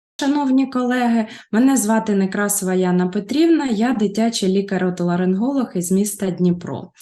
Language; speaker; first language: Ukrainian; native; Ukrainian